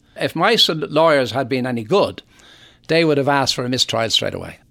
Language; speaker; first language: English; native; English